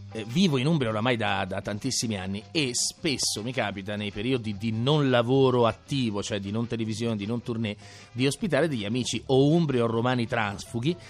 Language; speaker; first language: Italian; native; Italian